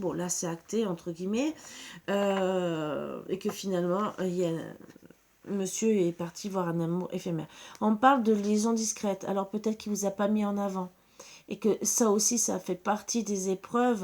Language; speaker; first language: French; native; French